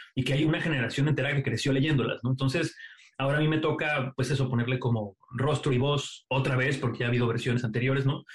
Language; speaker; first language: Spanish; native; Spanish